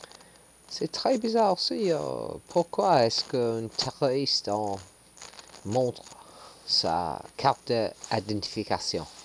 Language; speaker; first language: French; non-native, learner; English